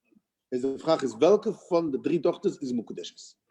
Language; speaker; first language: Dutch; non-native, fluent; English